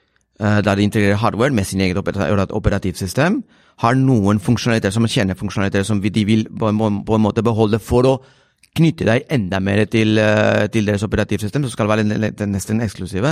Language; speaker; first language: Norwegian; non-native, fluent; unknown